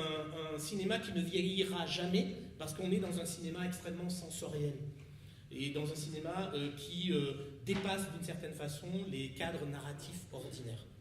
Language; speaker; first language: French; native; French